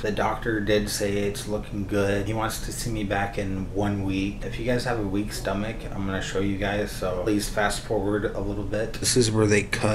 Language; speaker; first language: English; native; English